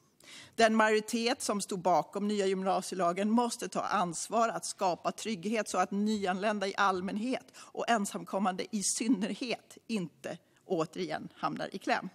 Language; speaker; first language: Swedish; native; Swedish